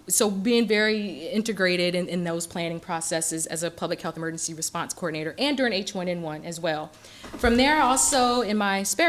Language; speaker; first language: English; native; English